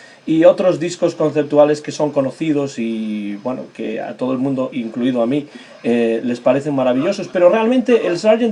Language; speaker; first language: Spanish; native; Spanish